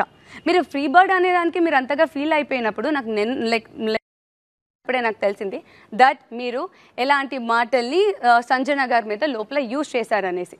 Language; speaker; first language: Telugu; native; Telugu